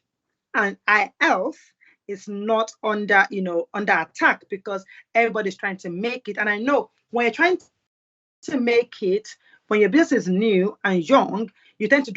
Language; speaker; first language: English; non-native, local second language; Yoruba